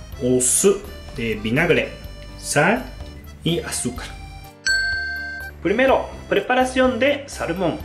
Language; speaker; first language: Spanish; non-native, fluent; Japanese